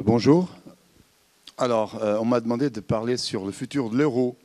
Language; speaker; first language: French; non-native, fluent; Portuguese